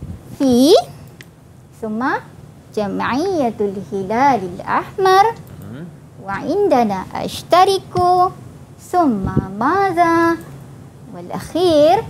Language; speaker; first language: Arabic; non-native, fluent; Malay